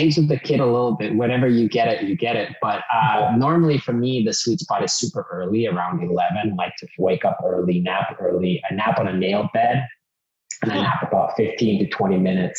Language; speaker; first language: English; non-native, fluent; Finnish